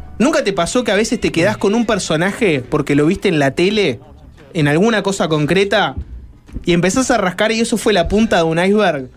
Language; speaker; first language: Spanish; native; Spanish